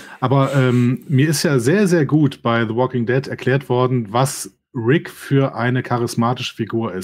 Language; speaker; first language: German; native; German